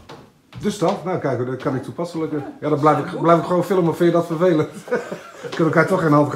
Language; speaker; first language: Dutch; native; Dutch